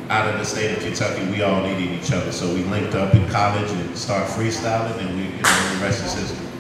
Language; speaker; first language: English; native; English